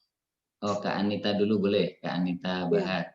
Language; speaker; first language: Indonesian; native; Indonesian